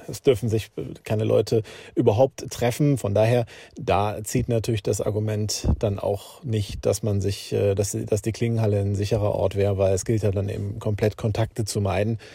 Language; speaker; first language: German; native; German